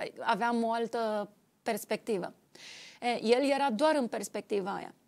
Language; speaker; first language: Romanian; native; Romanian